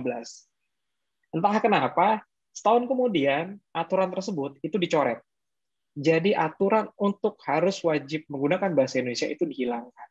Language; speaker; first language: Indonesian; native; Indonesian